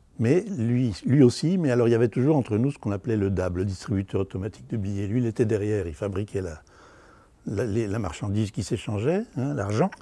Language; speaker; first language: French; native; French